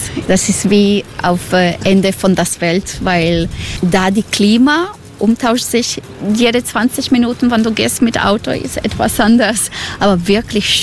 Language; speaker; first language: German; non-native, learner; Croatian